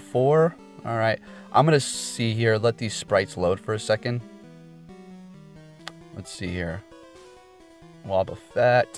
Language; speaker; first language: English; native; English